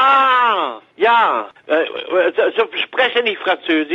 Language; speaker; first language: German; non-native, learner; French